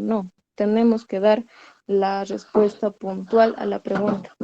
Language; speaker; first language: Spanish; native; Spanish